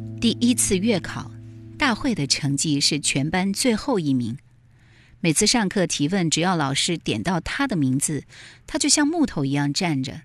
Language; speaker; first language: Chinese; native; Chinese